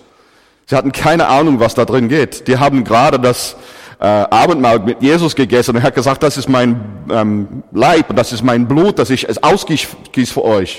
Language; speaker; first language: German; non-native, fluent; English